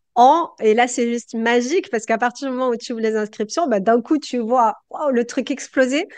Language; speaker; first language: French; native; French